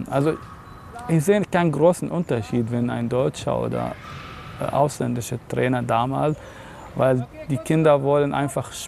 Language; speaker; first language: German; non-native, fluent; Arabic